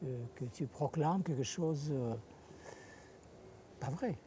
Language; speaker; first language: French; non-native, fluent; Russian